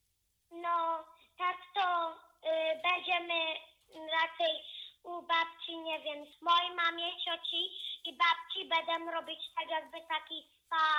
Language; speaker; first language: Polish; early bilingual, heritage; Polish